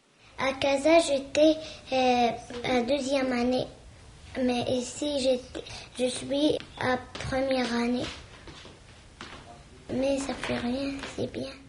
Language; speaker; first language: French; early bilingual, other home language; Arabic